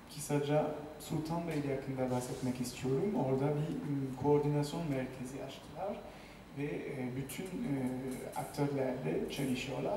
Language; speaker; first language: Turkish; non-native, fluent; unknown